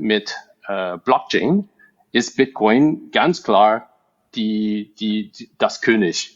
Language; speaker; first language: German; non-native, fluent; English